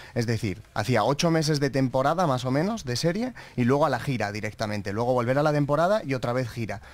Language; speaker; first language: Spanish; native; Spanish